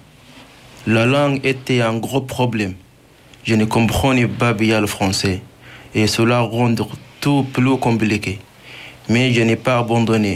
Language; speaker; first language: French; non-native, learner; Arabic